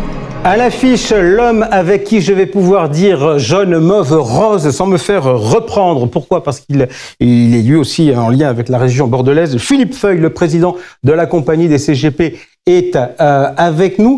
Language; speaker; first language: French; native; French